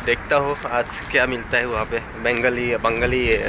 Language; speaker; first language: Hindi; non-native, local second language; Bangla